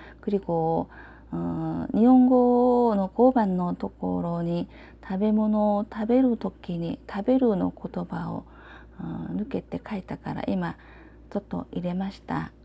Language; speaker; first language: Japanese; non-native, learner; Korean